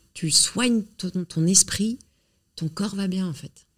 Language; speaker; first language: French; native; French